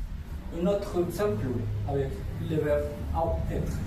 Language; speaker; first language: French; non-native, fluent; Spanish